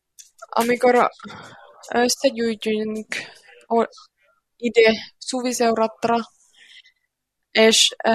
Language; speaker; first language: Hungarian; non-native, learner; Finnish